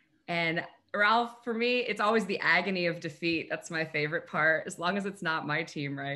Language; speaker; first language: English; native; English